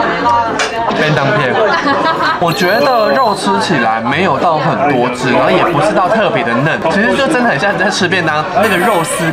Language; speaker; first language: Chinese; native; Chinese